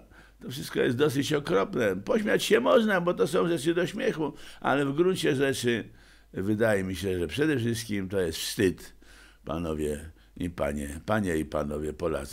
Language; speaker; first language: Polish; native; Polish